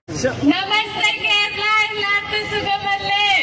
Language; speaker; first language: Malayalam; non-native, learner; Hindi